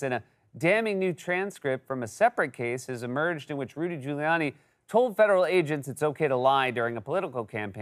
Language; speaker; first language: English; native; English